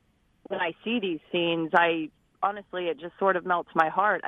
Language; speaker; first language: English; native; English